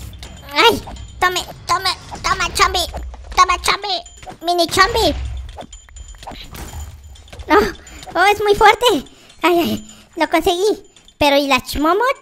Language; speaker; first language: Spanish; native; Spanish